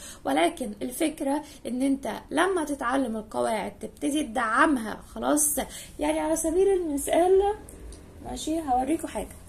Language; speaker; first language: Arabic; native; Arabic